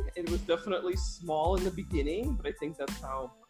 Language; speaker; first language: English; early bilingual, other home language; Russian